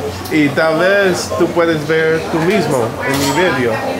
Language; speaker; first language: Spanish; non-native, learner; English